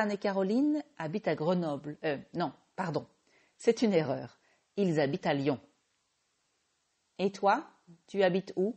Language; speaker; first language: French; native; French